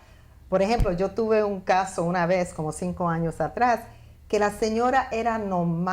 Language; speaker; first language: Spanish; early bilingual, heritage; Spanish